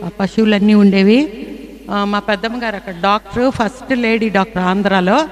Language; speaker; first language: Telugu; non-native, fluent; Bangla